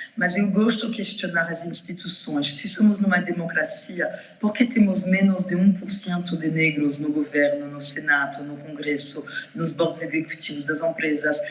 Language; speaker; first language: Portuguese; non-native, fluent; French